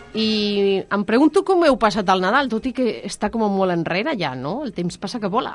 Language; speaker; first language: Catalan; native; Catalan